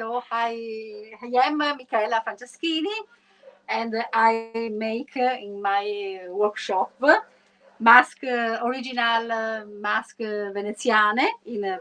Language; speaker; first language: English; non-native, learner; Italian